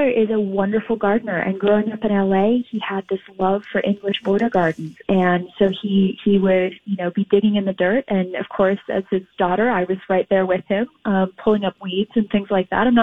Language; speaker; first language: English; native; English